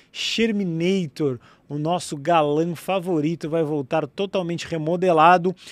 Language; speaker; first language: Portuguese; native; Portuguese